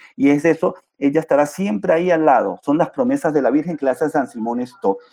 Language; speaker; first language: Spanish; native; Spanish